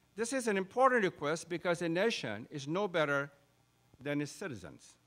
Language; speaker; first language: English; non-native, local second language; Urdu